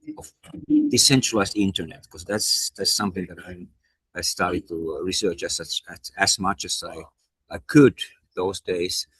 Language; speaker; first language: English; non-native, fluent; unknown